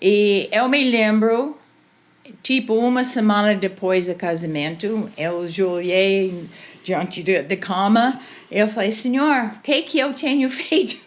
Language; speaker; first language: Portuguese; non-native, fluent; English